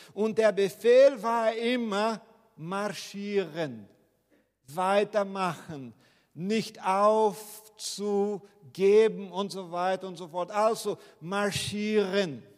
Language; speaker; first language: German; non-native, fluent; Portuguese